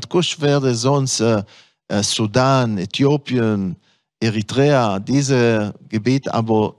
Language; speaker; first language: German; non-native, fluent; Hebrew